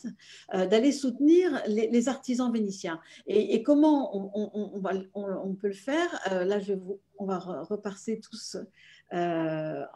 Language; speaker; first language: French; native; French